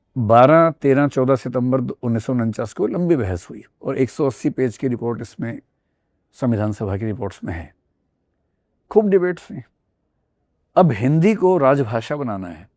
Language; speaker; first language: Hindi; native; Hindi